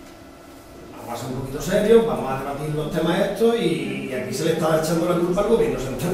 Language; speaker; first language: Spanish; native; Spanish